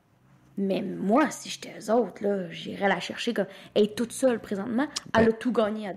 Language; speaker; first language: French; native; French